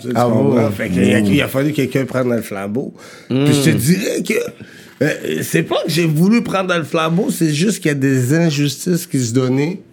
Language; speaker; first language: French; early bilingual, other home language; Rundi